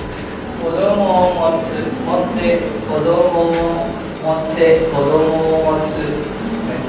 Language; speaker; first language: Japanese; non-native, fluent; Indonesian